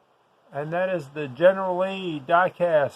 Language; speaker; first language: English; native; English